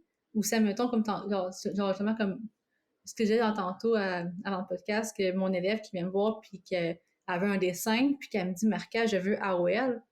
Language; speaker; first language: French; native; French